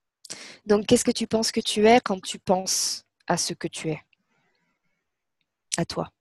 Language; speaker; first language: French; native; French